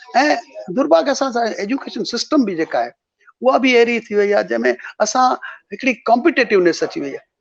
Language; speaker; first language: Sindhi; native; Sindhi